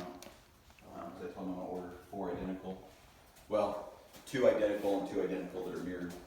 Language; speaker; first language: English; native; English